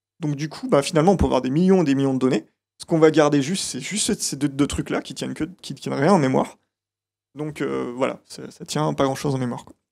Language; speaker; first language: French; native; French